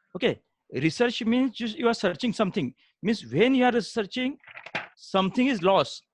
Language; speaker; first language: English; non-native, local second language; Marathi